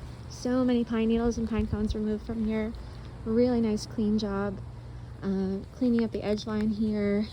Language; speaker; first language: English; native; English